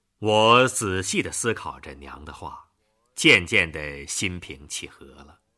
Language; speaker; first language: Chinese; native; Chinese